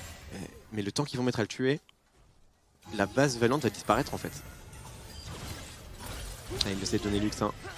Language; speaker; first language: French; native; French